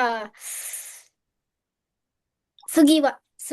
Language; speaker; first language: Japanese; non-native, learner; Indonesian